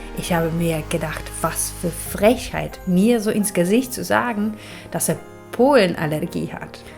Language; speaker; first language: German; non-native, fluent; Polish